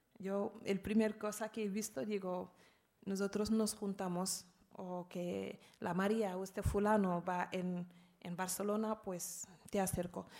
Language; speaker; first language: Spanish; non-native, fluent; Arabic